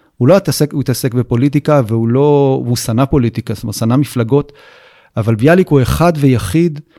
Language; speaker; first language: Hebrew; native; Hebrew